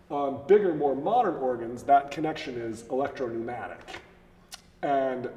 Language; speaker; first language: English; native; English